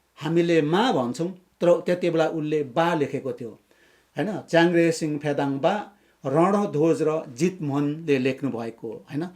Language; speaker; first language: Nepali; non-native, local second language; Limbu